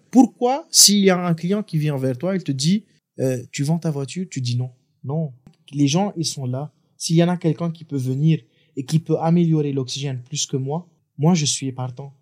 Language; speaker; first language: French; non-native, local second language; Arabic